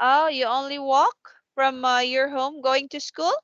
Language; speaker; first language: English; non-native, fluent; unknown